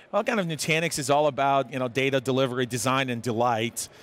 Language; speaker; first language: English; non-native, fluent; Serbian